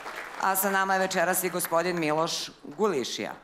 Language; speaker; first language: Serbian; native; Serbian